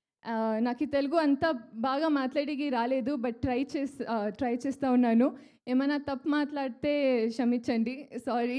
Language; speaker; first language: Telugu; non-native, learner; Kannada